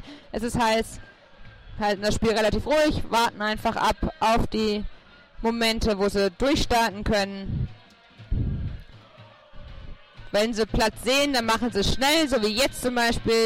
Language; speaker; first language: German; native; German